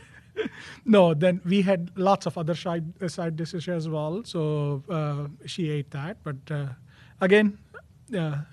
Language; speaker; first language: English; non-native, local second language; Gujarati